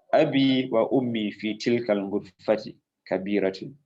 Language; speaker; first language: Arabic; non-native, learner; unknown